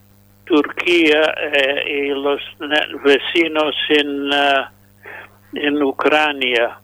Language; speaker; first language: Spanish; non-native, fluent; English